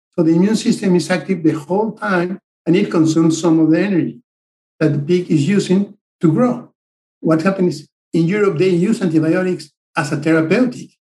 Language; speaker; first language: English; non-native, fluent; Spanish